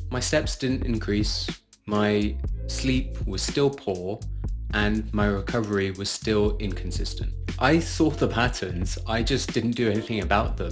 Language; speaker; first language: English; native; English